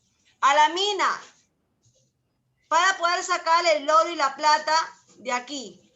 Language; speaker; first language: Spanish; native; Spanish